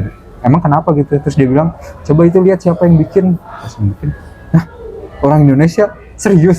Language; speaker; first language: Indonesian; native; Indonesian